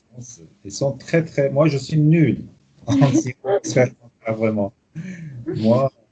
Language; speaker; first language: French; non-native, fluent; Persian